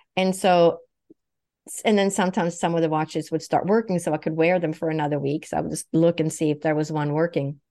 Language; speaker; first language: English; non-native, fluent; Swedish